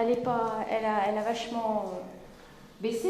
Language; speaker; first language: French; native; French